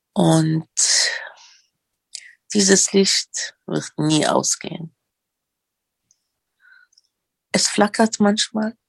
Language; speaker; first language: German; non-native, fluent; Arabic